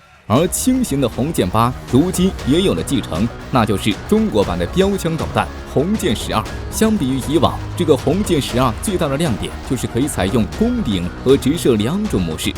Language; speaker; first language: Chinese; native; Chinese